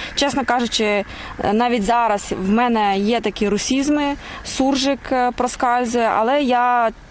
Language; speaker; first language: Ukrainian; non-native, local second language; Russian